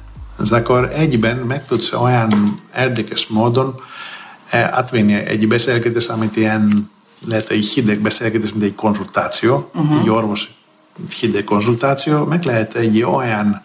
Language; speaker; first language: Hungarian; non-native, fluent; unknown